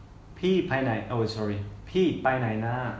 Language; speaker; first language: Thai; non-native, learner; Dutch